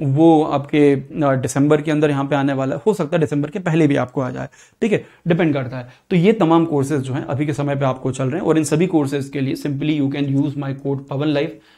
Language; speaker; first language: Hindi; native; Hindi